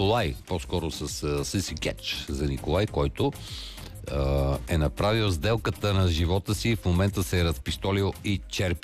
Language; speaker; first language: Bulgarian; native; Bulgarian